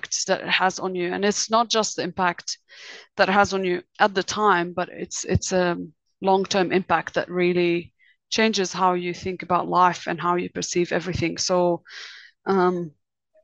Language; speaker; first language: English; native; English